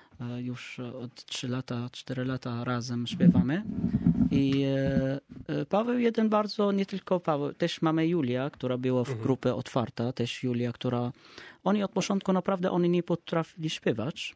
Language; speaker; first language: Polish; non-native, learner; Arabic